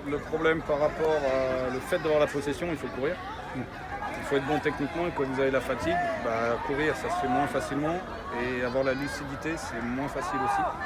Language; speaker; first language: French; native; French